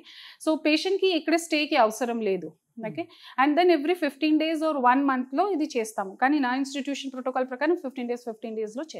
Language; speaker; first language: Telugu; non-native, fluent; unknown